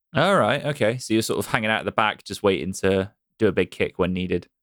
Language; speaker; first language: English; native; English